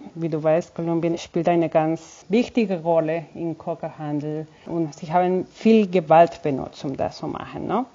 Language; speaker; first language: German; non-native, fluent; Spanish